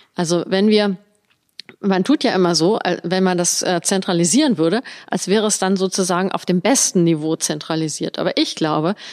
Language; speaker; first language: German; native; German